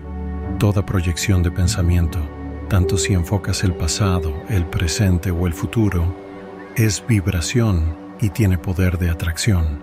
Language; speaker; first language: Spanish; native; Spanish